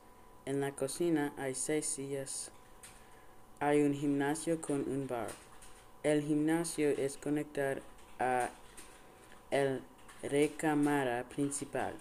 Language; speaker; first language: Spanish; non-native, learner; English